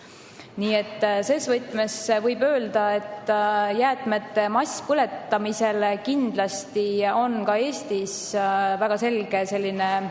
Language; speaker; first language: Estonian; native; Estonian